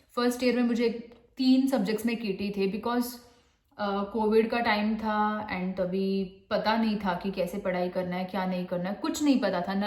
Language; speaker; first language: Hindi; non-native, local second language; Marathi